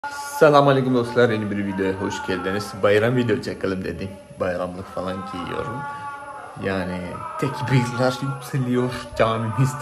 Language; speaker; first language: Turkish; non-native, fluent; Malayalam